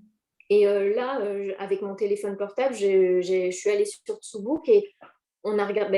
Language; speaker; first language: French; native; French